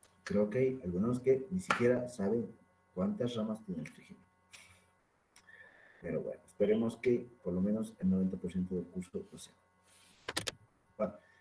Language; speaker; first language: Spanish; native; Spanish